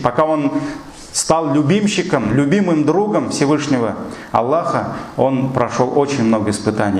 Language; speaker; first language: Russian; non-native, local second language; Tatar